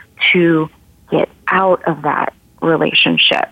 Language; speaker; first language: English; native; English